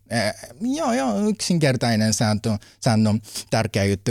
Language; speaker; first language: Finnish; non-native, learner; Japanese